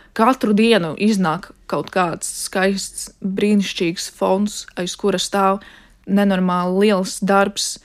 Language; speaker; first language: Latvian; non-native, local second language; Russian